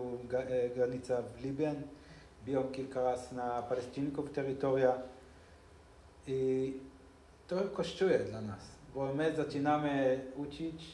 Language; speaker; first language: Polish; non-native, learner; Hebrew